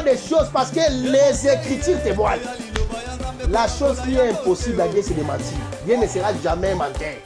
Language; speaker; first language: French; non-native, local second language; Lingala